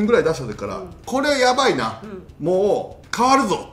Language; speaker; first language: Japanese; native; Japanese